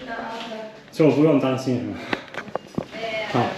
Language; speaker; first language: Chinese; non-native, fluent; Japanese